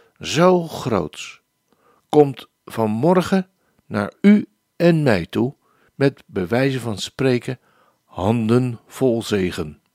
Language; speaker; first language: Dutch; native; Dutch